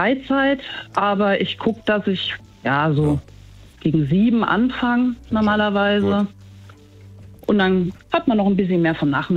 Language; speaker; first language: German; native; German